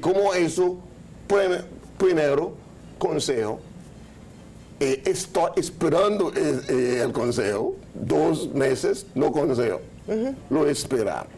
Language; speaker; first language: Spanish; non-native, learner; Haitian Creole